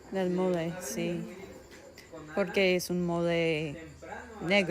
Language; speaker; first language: Spanish; non-native, fluent; English